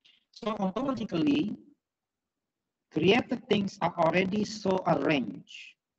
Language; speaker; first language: English; non-native, fluent; Indonesian